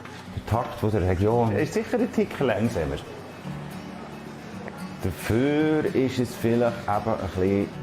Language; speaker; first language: German; native; German